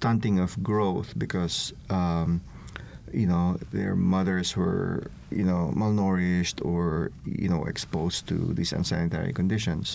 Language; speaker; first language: English; non-native, local second language; Filipino